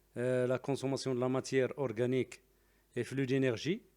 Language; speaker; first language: French; non-native, local second language; Arabic